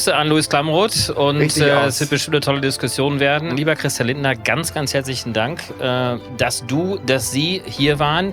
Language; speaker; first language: German; native; German